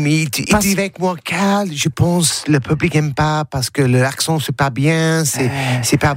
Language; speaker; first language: French; non-native, learner; English